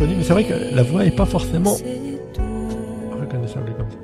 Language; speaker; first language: French; native; French